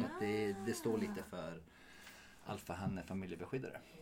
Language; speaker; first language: Swedish; non-native, fluent; Bosnian